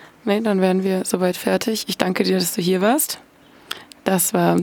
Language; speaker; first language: German; native; German